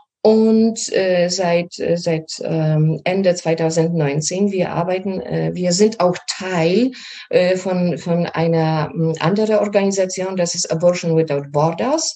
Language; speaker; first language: German; non-native, fluent; Polish